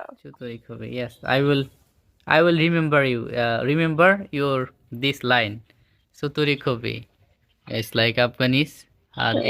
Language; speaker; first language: English; non-native, fluent; Bangla